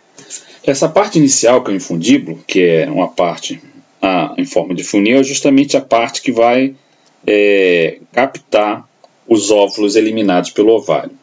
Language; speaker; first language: Portuguese; native; Portuguese